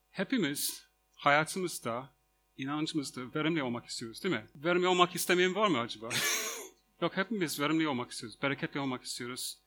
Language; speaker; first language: Turkish; non-native, fluent; English